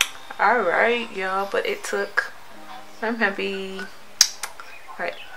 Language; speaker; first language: English; native; English